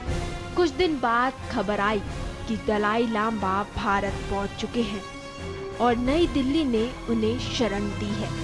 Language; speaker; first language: Hindi; native; Hindi